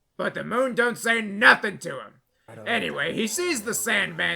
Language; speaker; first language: English; native; English